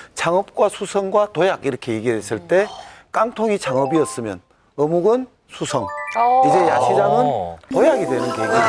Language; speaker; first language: Korean; native; Korean